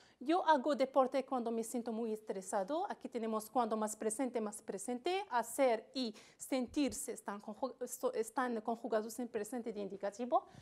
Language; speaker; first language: Spanish; non-native, fluent; Arabic